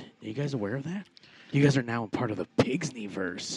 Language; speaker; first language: English; native; English